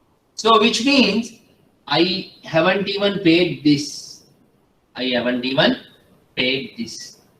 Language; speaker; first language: English; non-native, local second language; Sinhala